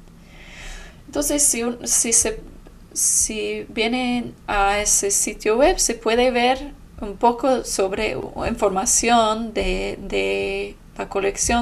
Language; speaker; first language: Spanish; non-native, fluent; English